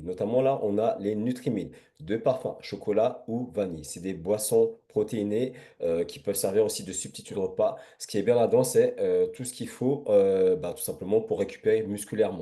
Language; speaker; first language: French; native; French